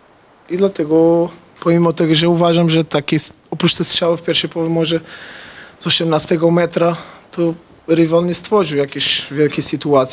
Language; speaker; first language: Polish; non-native, fluent; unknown